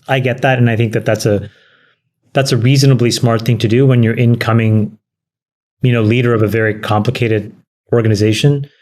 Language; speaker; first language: English; native; English